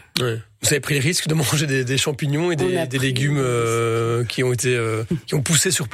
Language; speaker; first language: French; native; French